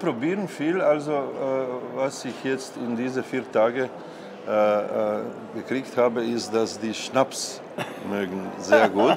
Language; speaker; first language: German; non-native, fluent; Croatian